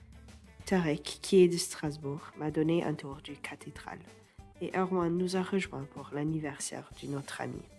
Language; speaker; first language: French; non-native, fluent; English